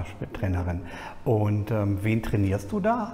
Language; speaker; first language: German; native; German